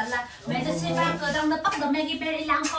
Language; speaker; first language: French; non-native, learner; Vietnamese